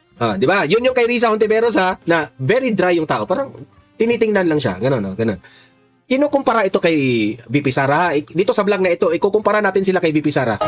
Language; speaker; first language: Filipino; non-native, local second language; Cebuano